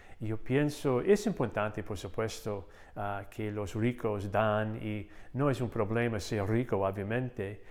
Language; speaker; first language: Spanish; non-native, fluent; English